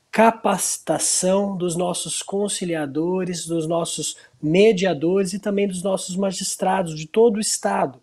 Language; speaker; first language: Portuguese; native; Portuguese